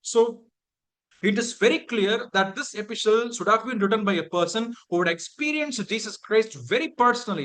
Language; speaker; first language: English; non-native, local second language; Tamil